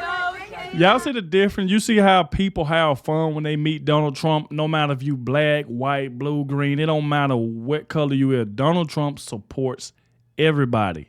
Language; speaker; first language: English; native; English